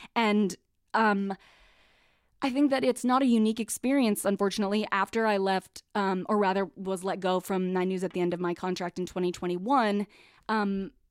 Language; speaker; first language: English; native; English